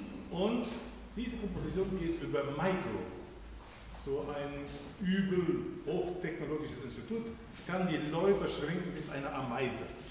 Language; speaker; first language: German; non-native, learner; Dutch